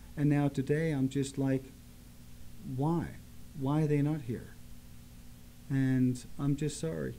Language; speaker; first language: English; non-native, fluent; Danish